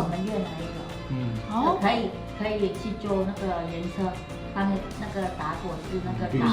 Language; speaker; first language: Chinese; non-native, learner; Vietnamese